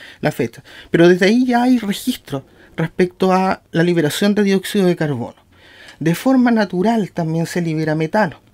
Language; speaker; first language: Spanish; native; Spanish